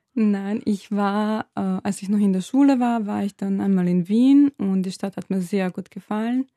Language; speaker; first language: German; non-native, fluent; Serbian